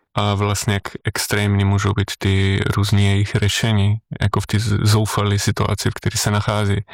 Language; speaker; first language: Czech; non-native, fluent; Slovenian